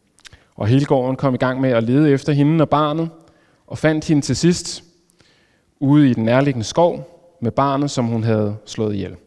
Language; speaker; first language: Danish; native; Danish